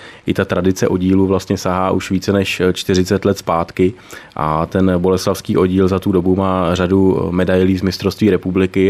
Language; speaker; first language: Czech; native; Czech